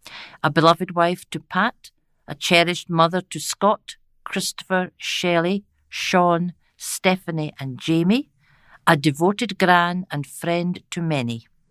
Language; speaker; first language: English; native; English